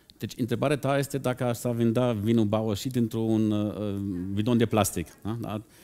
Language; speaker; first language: Romanian; non-native, fluent; German